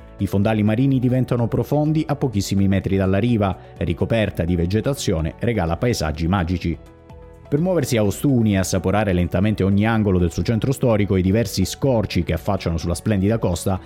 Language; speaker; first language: Italian; native; Italian